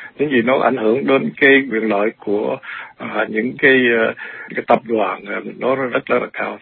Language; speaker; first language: Vietnamese; native; Vietnamese